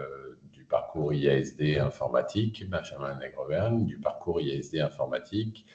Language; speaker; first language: French; native; French